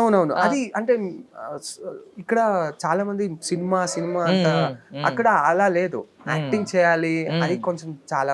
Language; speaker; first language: Telugu; non-native, learner; Kannada